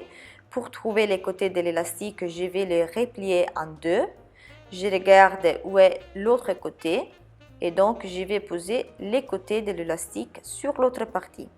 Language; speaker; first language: French; non-native, fluent; Italian